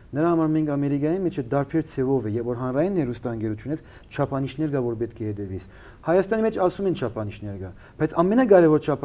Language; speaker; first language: Armenian; early bilingual, heritage; Armenian